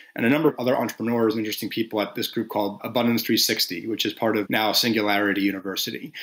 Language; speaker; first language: English; native; English